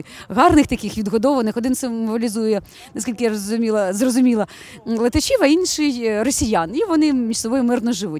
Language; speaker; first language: Ukrainian; native; Ukrainian